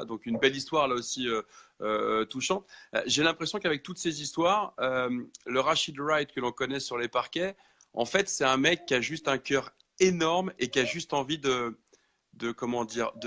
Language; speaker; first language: French; native; French